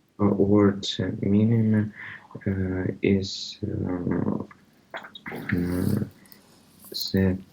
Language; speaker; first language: English; non-native, learner; Russian